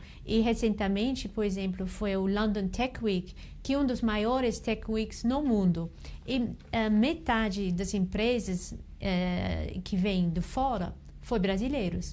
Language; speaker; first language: Portuguese; non-native, fluent; English